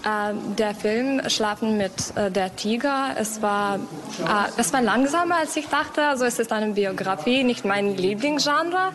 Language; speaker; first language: German; non-native, fluent; Serbian